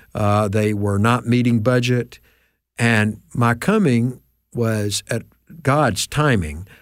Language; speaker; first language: English; native; English